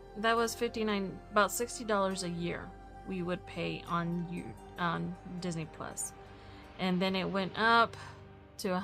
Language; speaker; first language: English; native; English